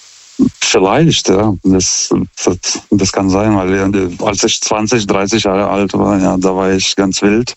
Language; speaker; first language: German; non-native, fluent; Lithuanian